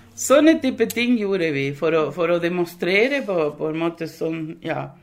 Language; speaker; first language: Norwegian; non-native, fluent; Spanish